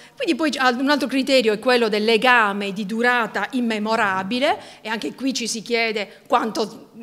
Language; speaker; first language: Italian; native; Italian